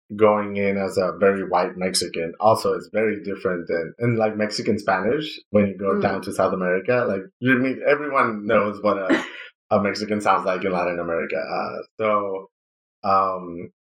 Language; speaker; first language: English; non-native, fluent; Spanish